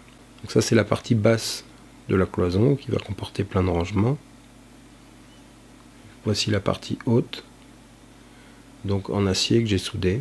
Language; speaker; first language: French; native; French